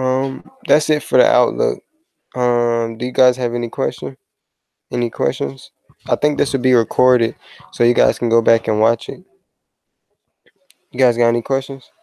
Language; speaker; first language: English; native; English